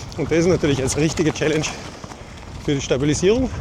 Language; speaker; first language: German; native; German